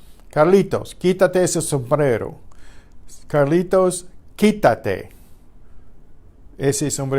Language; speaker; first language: Spanish; non-native, fluent; English